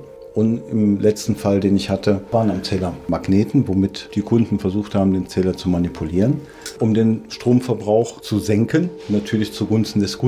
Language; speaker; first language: German; native; German